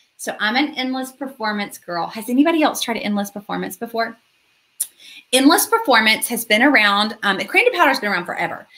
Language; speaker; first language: English; native; English